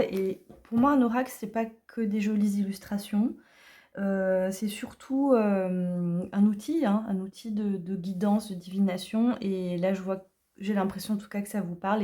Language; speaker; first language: French; native; French